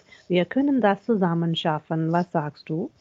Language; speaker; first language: German; non-native, fluent; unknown